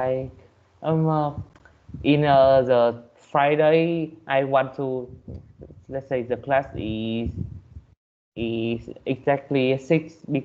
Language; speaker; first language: English; non-native, learner; Vietnamese